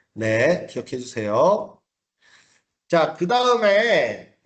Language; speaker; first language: Korean; native; Korean